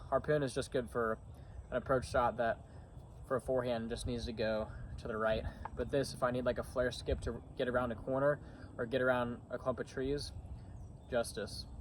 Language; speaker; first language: English; native; English